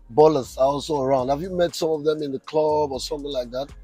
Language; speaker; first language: English; non-native, local second language; Yoruba